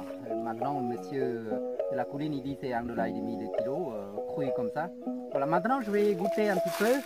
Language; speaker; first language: French; non-native, fluent; Khmer